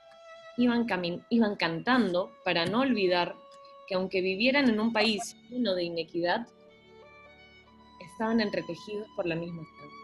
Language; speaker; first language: Spanish; native; Spanish